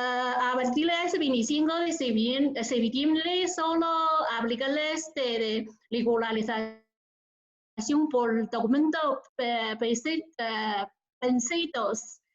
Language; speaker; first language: Spanish; non-native, learner; Chinese